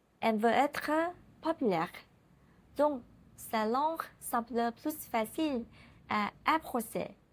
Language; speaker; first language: French; non-native, learner; Vietnamese